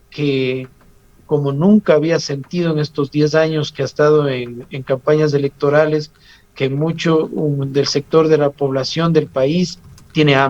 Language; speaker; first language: Spanish; native; Spanish